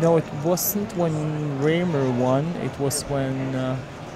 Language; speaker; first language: English; non-native, fluent; Norwegian